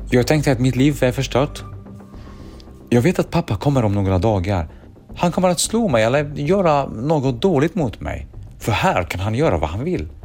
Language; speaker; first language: Swedish; early bilingual, other home language; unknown